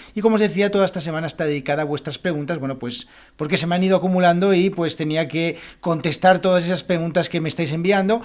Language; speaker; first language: Spanish; native; Spanish